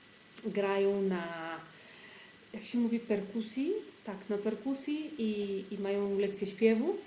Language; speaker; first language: Polish; early bilingual, heritage; Polish